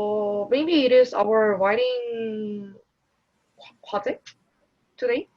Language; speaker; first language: English; non-native, learner; Korean